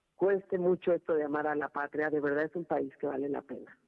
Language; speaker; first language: Spanish; native; Spanish